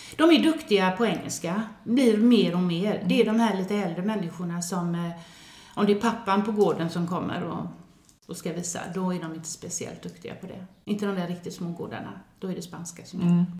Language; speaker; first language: Swedish; native; Swedish